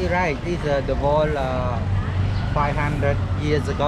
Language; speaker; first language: English; non-native, learner; Khmer